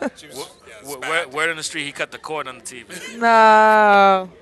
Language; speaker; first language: English; native; English